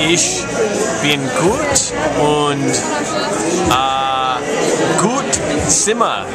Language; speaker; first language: German; non-native, learner; English